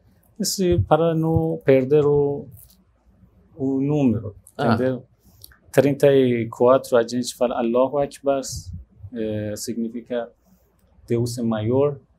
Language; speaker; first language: Portuguese; non-native, learner; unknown